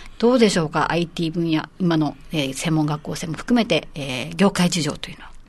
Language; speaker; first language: Japanese; native; Japanese